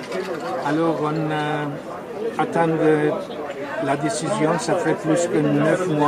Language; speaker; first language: French; non-native, fluent; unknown